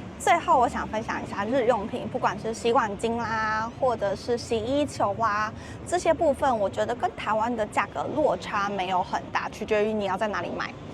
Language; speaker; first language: Chinese; native; Chinese